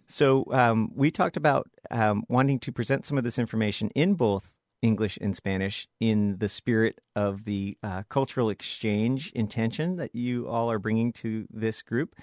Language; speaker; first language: English; native; English